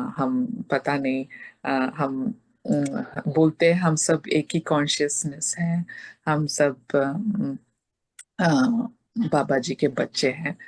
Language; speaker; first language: Hindi; non-native, local second language; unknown